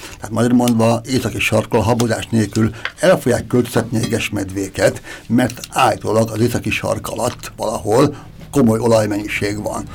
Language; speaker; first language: Hungarian; native; Hungarian